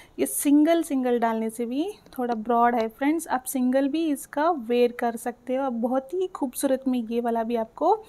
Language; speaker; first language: Hindi; non-native, local second language; Telugu